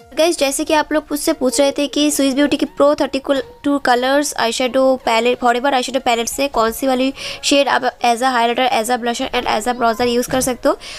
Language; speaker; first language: Hindi; non-native, local second language; Bangla